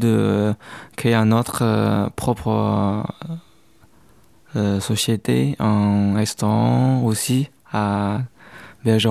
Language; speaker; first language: French; non-native, learner; Chinese